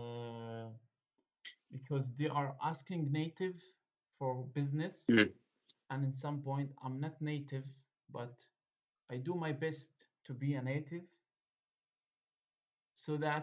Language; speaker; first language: English; non-native, fluent; Arabic